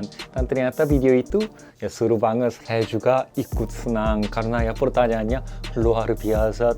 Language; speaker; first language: Indonesian; non-native, fluent; Korean